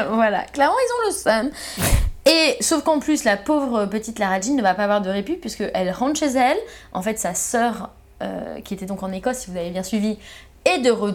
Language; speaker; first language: French; native; French